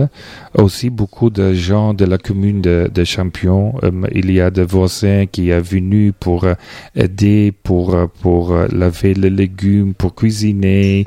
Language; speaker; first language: French; non-native, learner; Dutch